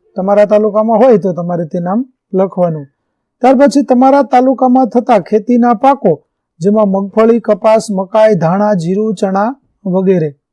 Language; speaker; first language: Gujarati; native; Gujarati